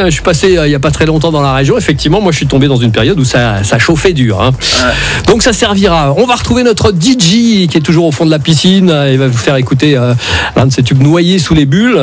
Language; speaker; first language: French; native; French